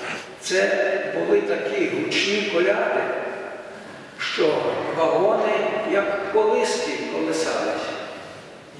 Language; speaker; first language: Ukrainian; native; Ukrainian